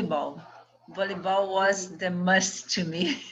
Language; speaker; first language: English; non-native, learner; Portuguese